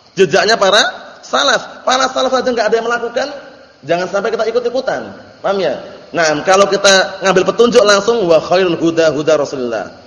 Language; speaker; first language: Indonesian; native; Indonesian